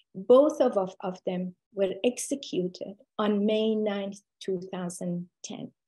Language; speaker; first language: English; non-native, fluent; Persian